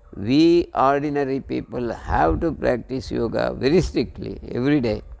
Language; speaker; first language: English; non-native, local second language; Kannada